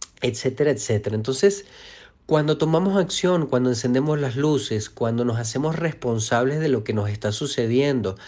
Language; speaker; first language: Spanish; native; Spanish